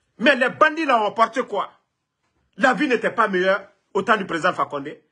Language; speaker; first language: French; non-native, local second language; Mandingo